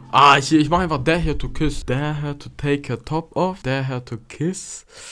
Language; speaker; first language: English; non-native, learner; German